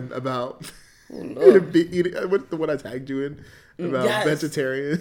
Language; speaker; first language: English; native; English